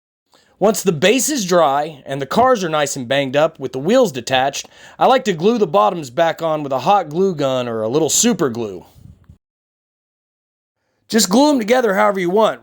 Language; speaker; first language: English; native; English